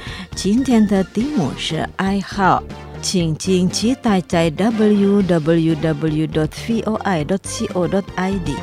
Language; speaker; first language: Chinese; non-native, fluent; Indonesian